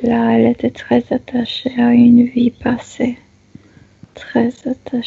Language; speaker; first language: French; non-native, fluent; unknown